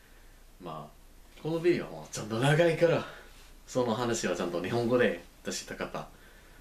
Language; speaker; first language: Japanese; non-native, learner; English